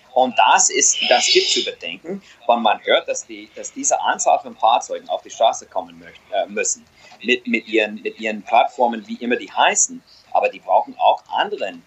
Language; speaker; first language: German; non-native, fluent; English